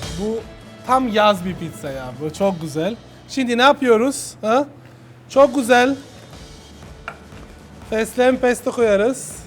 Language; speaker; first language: Turkish; non-native, learner; Italian